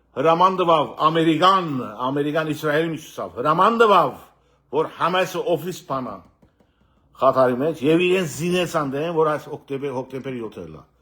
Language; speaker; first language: Armenian; early bilingual, heritage; Armenian